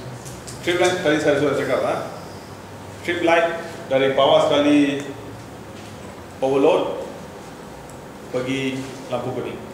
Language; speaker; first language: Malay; non-native, local second language; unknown